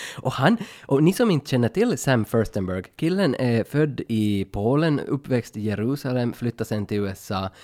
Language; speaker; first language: Swedish; native; Swedish